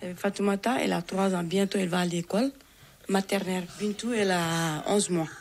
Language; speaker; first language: French; non-native, local second language; Bambara